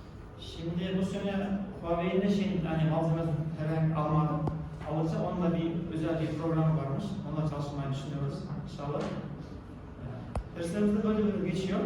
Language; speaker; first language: Turkish; non-native, learner; Kazakh